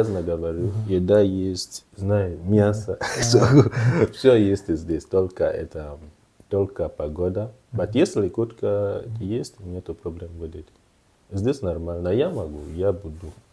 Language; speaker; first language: Russian; non-native, learner; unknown